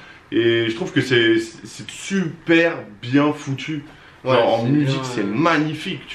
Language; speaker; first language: French; native; French